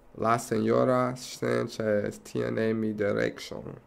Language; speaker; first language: Spanish; non-native, learner; English